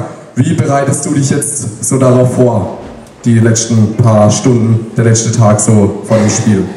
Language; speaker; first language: German; native; German